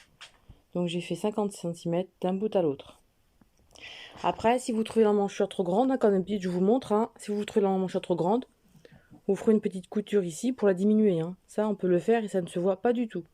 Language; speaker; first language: French; native; French